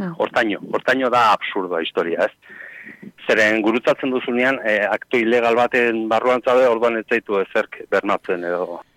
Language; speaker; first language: Basque; native; Basque